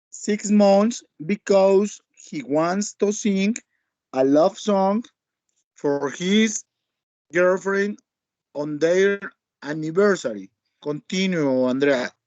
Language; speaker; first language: English; non-native, learner; Spanish